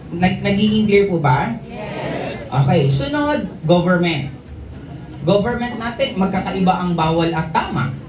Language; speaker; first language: Filipino; non-native, local second language; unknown